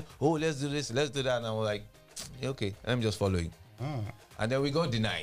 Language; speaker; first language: English; non-native, local second language; Yoruba